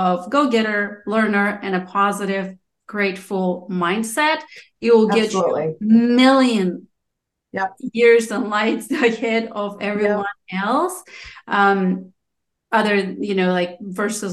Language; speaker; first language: English; non-native, fluent; Romanian